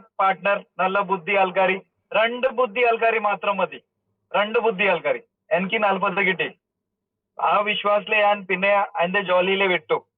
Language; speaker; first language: Malayalam; early bilingual, heritage; Malayalam